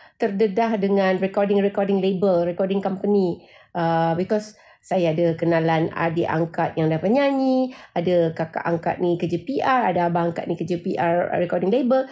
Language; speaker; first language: Malay; native; Malay